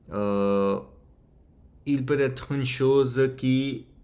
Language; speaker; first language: French; non-native, fluent; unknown